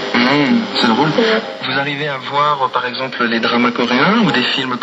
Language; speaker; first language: French; native; French